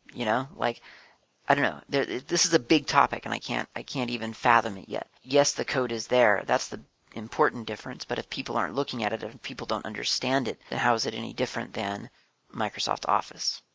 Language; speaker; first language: English; native; English